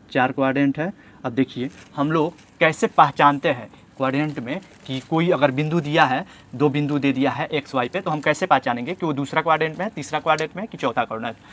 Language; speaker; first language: Hindi; native; Hindi